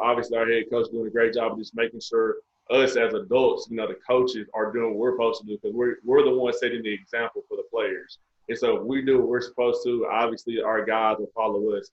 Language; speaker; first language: English; native; English